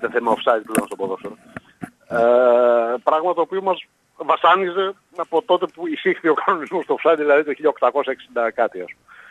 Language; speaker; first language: Greek; native; Greek